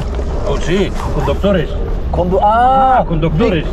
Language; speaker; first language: Spanish; non-native, learner; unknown